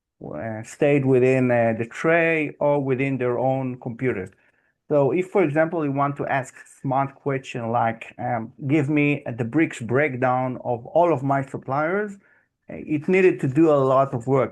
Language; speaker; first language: English; non-native, fluent; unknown